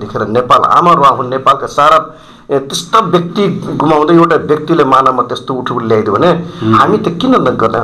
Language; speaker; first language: Nepali; non-native, local second language; Rana Tharu